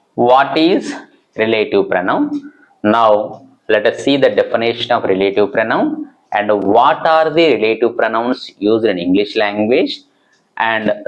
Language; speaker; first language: English; non-native, local second language; Telugu